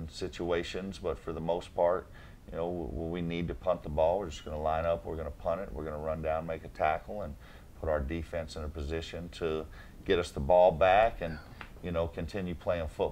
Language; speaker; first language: English; native; English